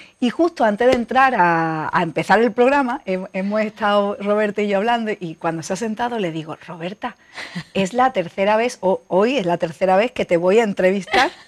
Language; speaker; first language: Spanish; native; Spanish